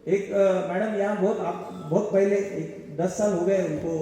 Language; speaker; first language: Hindi; non-native, local second language; Marathi